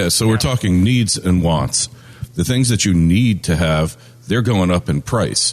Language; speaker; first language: English; native; English